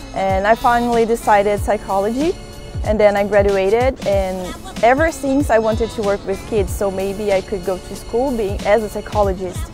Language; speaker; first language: English; non-native, fluent; Portuguese